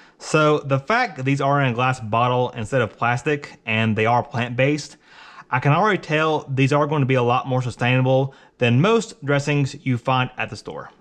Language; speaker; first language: English; native; English